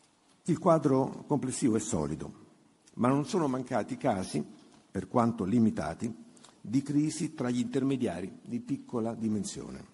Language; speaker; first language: Italian; native; Italian